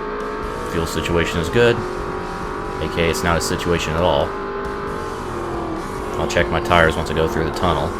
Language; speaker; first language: English; native; English